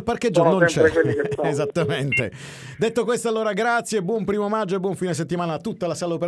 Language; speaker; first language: Italian; native; Italian